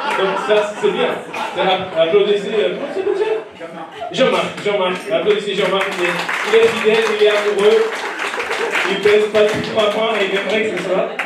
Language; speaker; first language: French; non-native, fluent; Portuguese